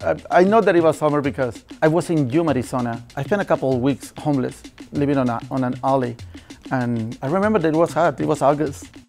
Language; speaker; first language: English; non-native, fluent; Spanish